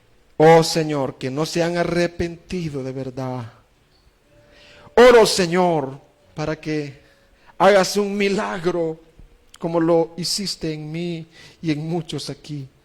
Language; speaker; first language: Spanish; native; Spanish